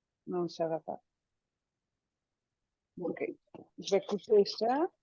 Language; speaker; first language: French; non-native, fluent; Dutch